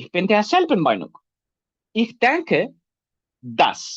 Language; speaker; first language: German; non-native, fluent; Turkish